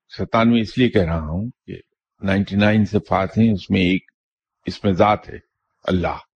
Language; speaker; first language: Urdu; non-native, local second language; Punjabi